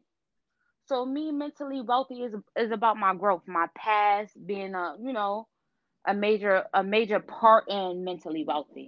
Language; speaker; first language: English; native; English